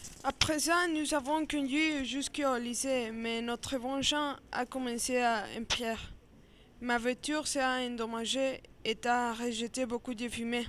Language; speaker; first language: French; non-native, learner; Spanish